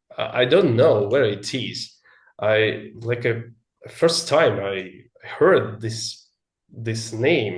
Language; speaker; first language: English; non-native, learner; Russian